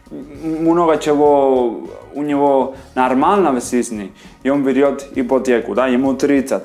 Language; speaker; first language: Russian; non-native, fluent; Spanish